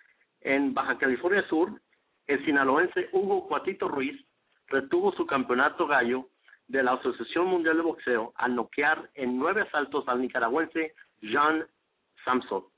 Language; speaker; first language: Spanish; native; Spanish